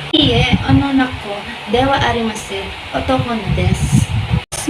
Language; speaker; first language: Japanese; non-native, learner; Filipino